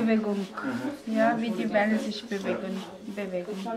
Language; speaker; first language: German; non-native, learner; Russian